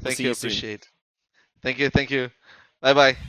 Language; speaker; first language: English; non-native, fluent; Portuguese